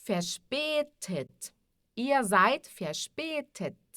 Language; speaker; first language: German; non-native, fluent; Portuguese